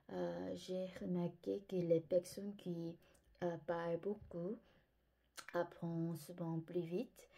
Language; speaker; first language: French; non-native, fluent; Korean